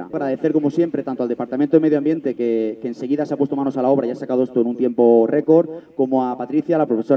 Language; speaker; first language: Spanish; native; Spanish